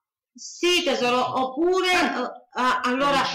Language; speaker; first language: Italian; native; Italian